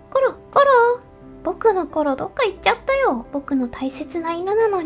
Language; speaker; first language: Japanese; native; Japanese